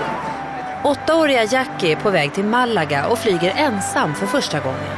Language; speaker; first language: Swedish; native; Swedish